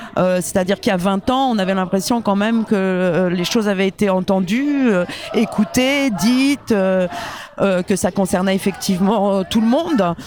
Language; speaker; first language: French; native; French